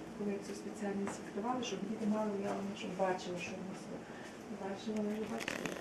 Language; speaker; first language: Ukrainian; native; Ukrainian